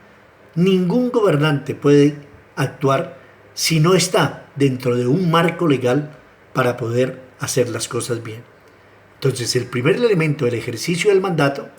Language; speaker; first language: Spanish; native; Spanish